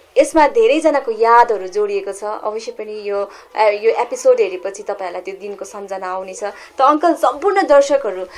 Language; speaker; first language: Nepali; native; Nepali